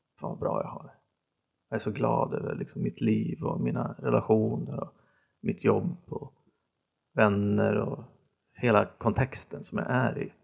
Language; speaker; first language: Swedish; native; Swedish